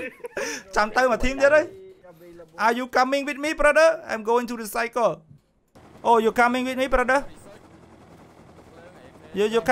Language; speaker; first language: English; non-native, learner; Khmer